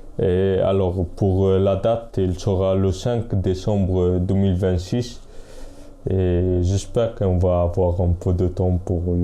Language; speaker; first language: French; non-native, fluent; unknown